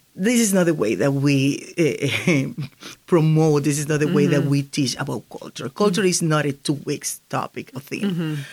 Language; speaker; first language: English; non-native, fluent; Spanish